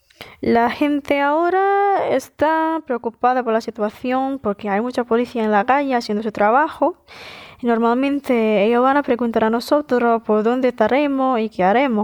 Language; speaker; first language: Spanish; non-native, fluent; Indonesian